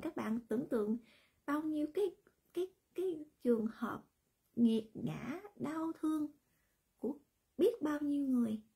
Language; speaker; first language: Vietnamese; early bilingual, heritage; Vietnamese